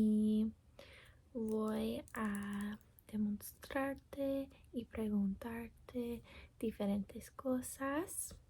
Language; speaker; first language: Spanish; non-native, learner; English